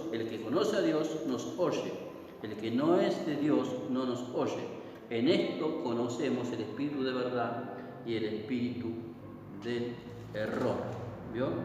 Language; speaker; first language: Spanish; native; Spanish